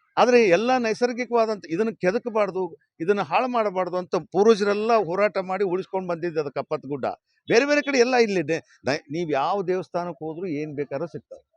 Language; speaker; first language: Kannada; native; Kannada